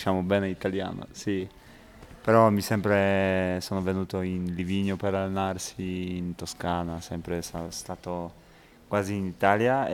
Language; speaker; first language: Italian; non-native, fluent; Polish